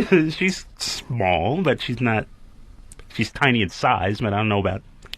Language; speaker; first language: English; native; English